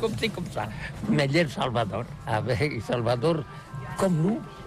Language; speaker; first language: French; non-native, learner; Catalan